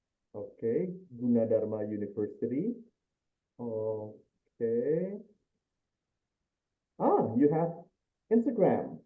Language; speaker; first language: English; non-native, fluent; Indonesian